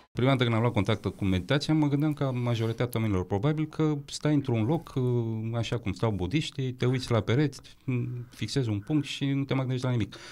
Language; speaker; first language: Romanian; native; Romanian